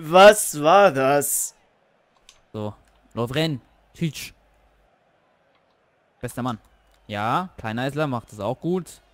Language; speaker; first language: German; native; German